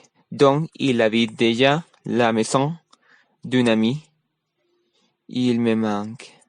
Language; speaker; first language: French; non-native, learner; Spanish